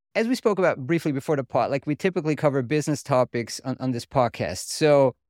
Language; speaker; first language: English; non-native, fluent; German